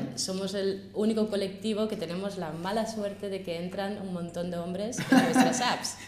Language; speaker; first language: Spanish; non-native, fluent; Russian